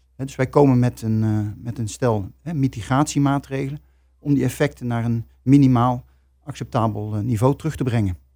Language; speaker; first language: English; non-native, fluent; Dutch